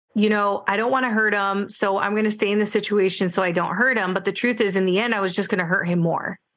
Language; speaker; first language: English; early bilingual, other home language; Spanish